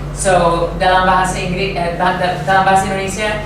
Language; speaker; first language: Indonesian; non-native, fluent; English